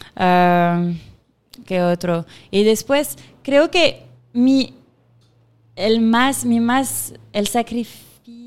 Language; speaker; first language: Spanish; non-native, fluent; French